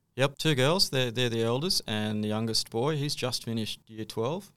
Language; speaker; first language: English; native; English